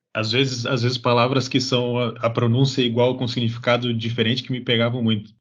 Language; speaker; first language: Portuguese; native; Portuguese